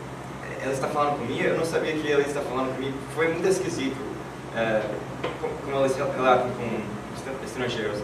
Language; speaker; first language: Portuguese; non-native, learner; English